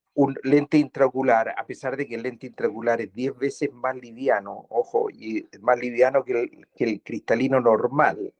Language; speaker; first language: Spanish; native; Spanish